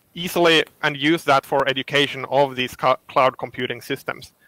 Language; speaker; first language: English; non-native, fluent; Finnish